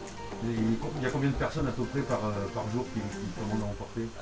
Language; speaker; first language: French; native; French